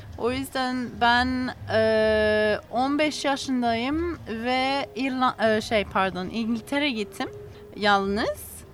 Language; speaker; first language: Turkish; non-native, learner; English